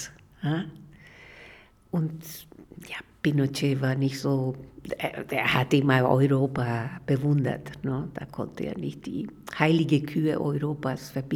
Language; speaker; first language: German; non-native, fluent; Spanish